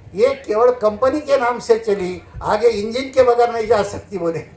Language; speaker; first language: Hindi; non-native, local second language; Marathi